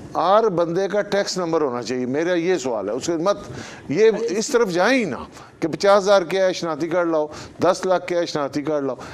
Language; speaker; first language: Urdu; non-native, local second language; Punjabi